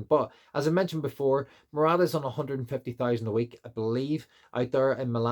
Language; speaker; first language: English; native; English